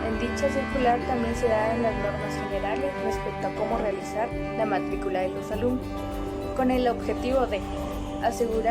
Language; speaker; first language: Spanish; native; Spanish